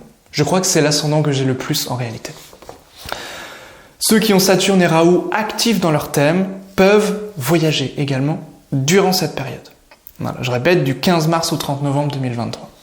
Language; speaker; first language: French; native; French